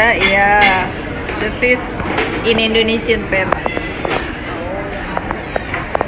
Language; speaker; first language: English; non-native, learner; Indonesian